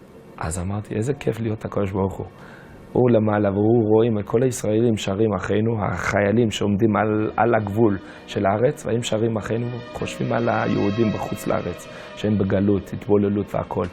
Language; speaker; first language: Hebrew; non-native, fluent; English